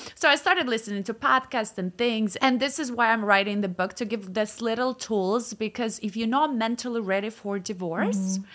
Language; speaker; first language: English; non-native, fluent; Russian